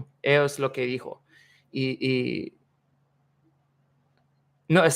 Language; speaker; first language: Spanish; non-native, learner; English